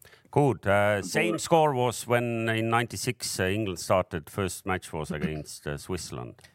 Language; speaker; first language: English; non-native, fluent; Estonian